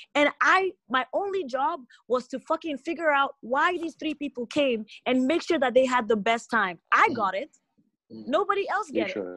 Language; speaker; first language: English; non-native, local second language; Igbo